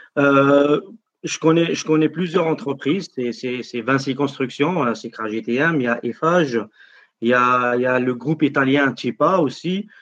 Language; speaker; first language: French; non-native, local second language; Arabic